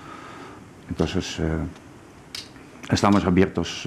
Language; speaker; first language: Spanish; non-native, fluent; German